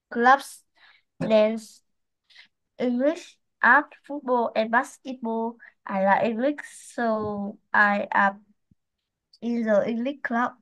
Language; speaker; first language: English; non-native, learner; Vietnamese